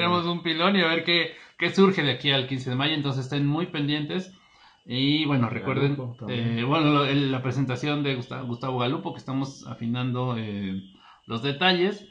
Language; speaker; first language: Spanish; native; Spanish